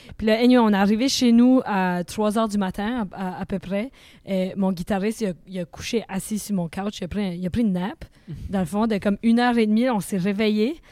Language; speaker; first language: French; native; French